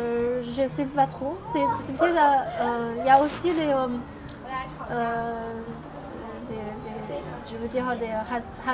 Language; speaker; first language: French; non-native, fluent; Chinese